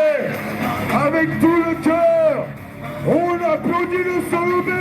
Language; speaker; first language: French; native; French